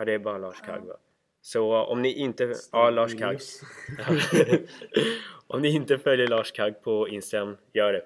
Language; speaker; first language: Swedish; native; Swedish